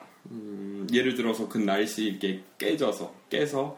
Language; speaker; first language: Korean; non-native, fluent; English